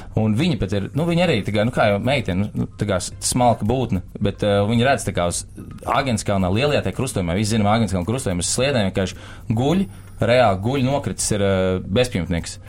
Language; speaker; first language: Latvian; native; Latvian